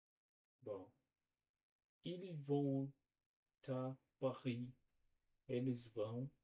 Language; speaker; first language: French; non-native, learner; Portuguese